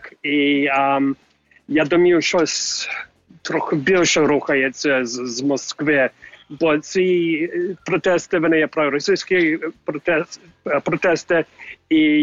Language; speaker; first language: Ukrainian; early bilingual, heritage; English